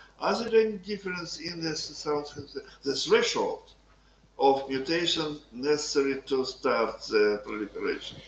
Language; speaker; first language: English; non-native, fluent; Russian